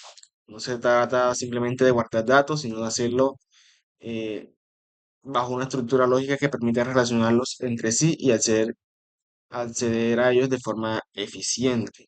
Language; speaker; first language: Spanish; native; Spanish